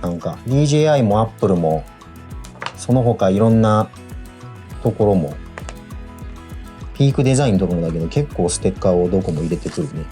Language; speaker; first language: Japanese; native; Japanese